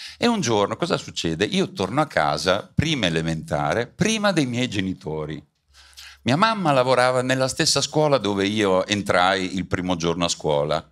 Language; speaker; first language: Italian; native; Italian